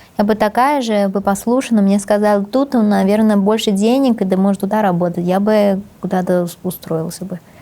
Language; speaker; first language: Russian; non-native, fluent; Chinese